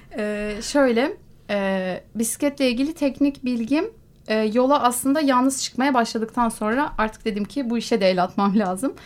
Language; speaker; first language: Turkish; native; Turkish